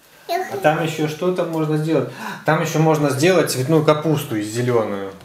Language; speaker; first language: Russian; native; Russian